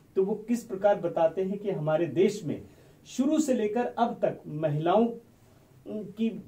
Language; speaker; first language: Hindi; native; Hindi